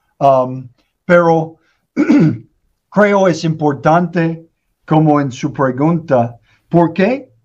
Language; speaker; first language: Spanish; non-native, learner; English